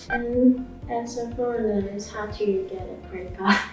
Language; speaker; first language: English; non-native, learner; Cantonese